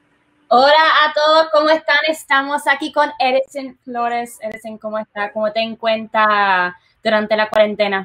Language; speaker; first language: Spanish; early bilingual, heritage; Spanish